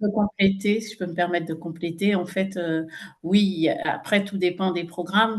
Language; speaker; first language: French; native; French